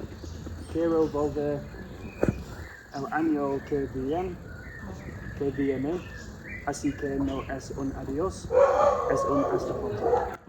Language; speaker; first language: Spanish; non-native, learner; English